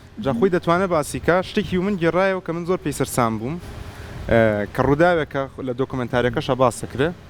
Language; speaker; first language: Central Kurdish; early bilingual, heritage; Central Kurdish